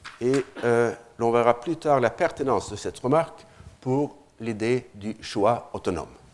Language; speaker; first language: French; non-native, fluent; Norwegian